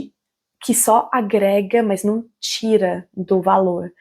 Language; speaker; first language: Portuguese; non-native, fluent; German